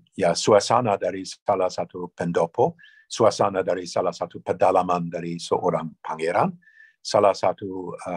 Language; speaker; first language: Indonesian; non-native, fluent; English